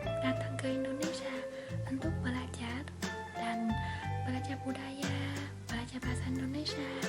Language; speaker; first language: Indonesian; non-native, learner; Vietnamese